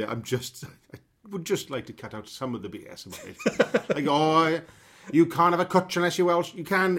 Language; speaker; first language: English; native; English